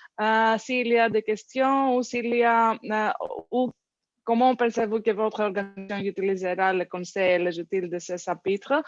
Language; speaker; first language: French; non-native, learner; English